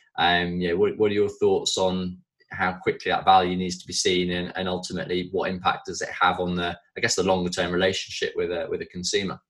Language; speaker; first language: English; native; English